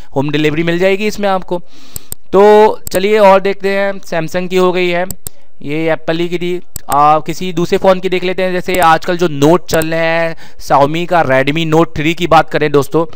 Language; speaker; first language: Hindi; native; Hindi